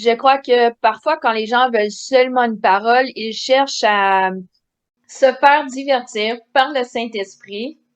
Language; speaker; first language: French; native; French